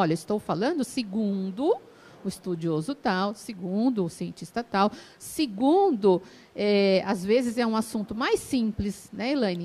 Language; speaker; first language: Portuguese; native; Portuguese